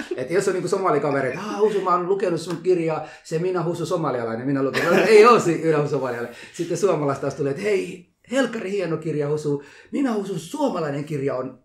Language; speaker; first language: Finnish; non-native, fluent; Somali